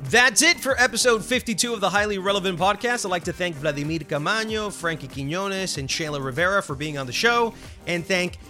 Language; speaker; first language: English; non-native, fluent; Spanish